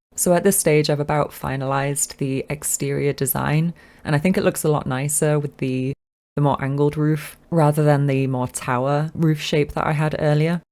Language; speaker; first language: English; native; English